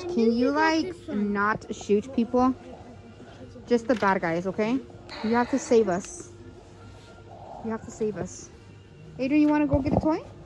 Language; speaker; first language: English; early bilingual, other home language; Spanish